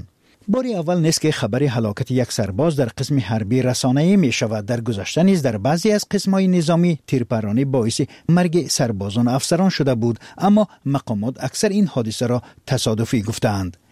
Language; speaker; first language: Persian; native; Persian